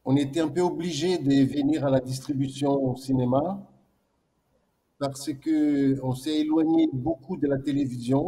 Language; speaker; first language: French; non-native, fluent; Portuguese